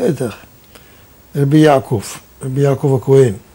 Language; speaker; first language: Hebrew; non-native, fluent; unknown